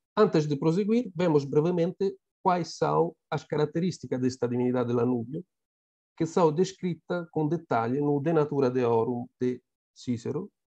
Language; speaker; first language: Portuguese; non-native, fluent; Italian